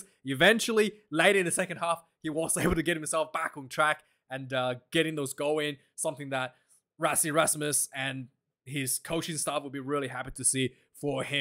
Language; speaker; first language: English; non-native, local second language; Afrikaans